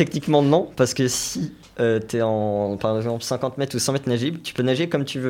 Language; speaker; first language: French; native; French